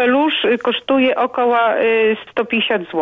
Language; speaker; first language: Polish; non-native, local second language; Belarusian